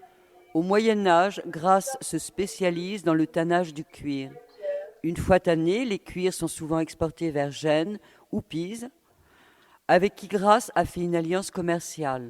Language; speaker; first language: French; native; French